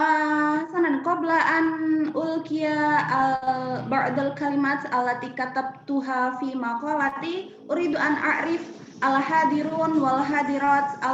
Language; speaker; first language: Arabic; non-native, fluent; Indonesian